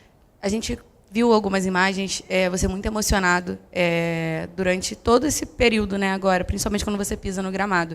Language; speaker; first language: Portuguese; native; Portuguese